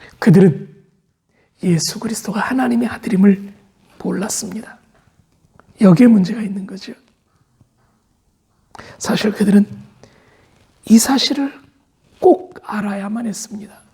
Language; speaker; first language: Korean; native; Korean